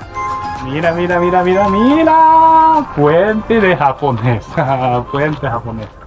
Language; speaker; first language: Spanish; non-native, learner; Japanese